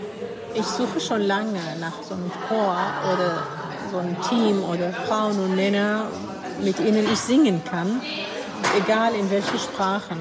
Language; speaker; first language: German; non-native, fluent; Arabic